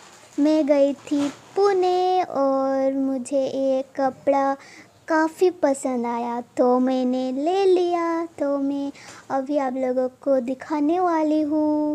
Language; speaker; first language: Hindi; non-native, local second language; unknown